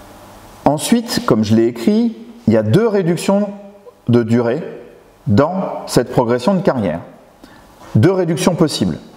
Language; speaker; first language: French; native; French